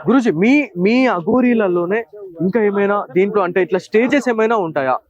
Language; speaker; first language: Telugu; native; Telugu